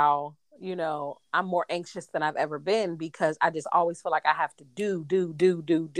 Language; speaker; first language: English; native; English